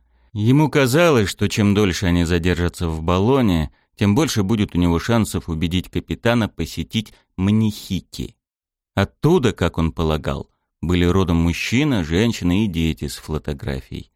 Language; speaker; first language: Russian; native; Russian